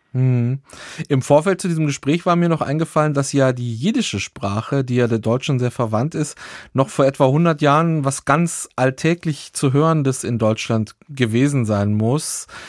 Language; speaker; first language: German; native; German